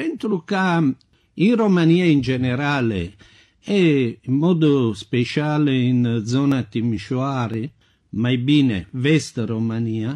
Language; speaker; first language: Romanian; non-native, learner; Italian